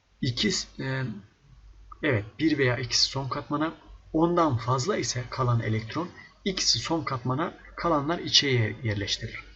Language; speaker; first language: Turkish; native; Turkish